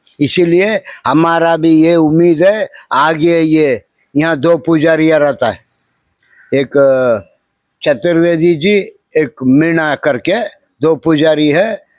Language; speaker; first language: Hindi; non-native, local second language; Kannada